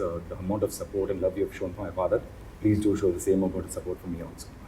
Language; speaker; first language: Telugu; non-native, learner; Tamil